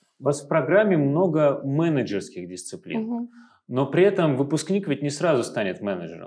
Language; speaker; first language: Russian; native; Russian